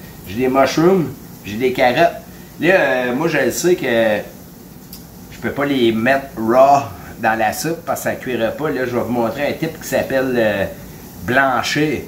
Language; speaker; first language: French; native; French